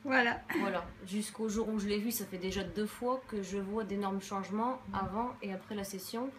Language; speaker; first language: French; native; French